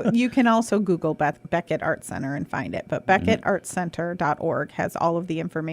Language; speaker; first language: English; native; English